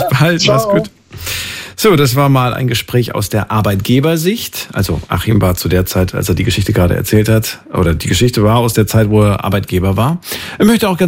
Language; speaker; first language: German; native; German